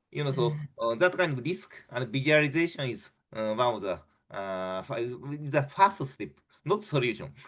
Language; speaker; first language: English; non-native, fluent; Japanese